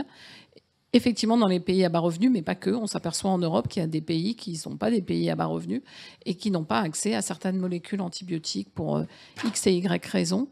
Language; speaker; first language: French; native; French